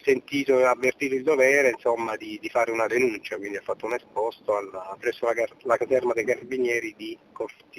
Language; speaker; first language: Italian; native; Italian